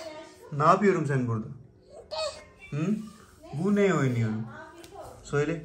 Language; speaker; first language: Turkish; non-native, learner; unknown